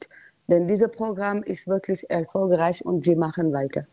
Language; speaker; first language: German; non-native, learner; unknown